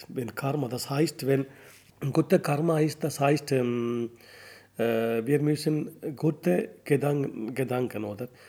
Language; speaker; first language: German; non-native, learner; Tamil